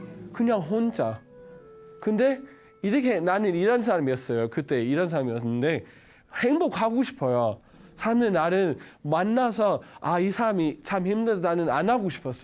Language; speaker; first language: Korean; non-native, learner; Danish